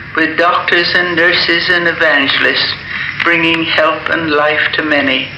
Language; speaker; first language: English; native; English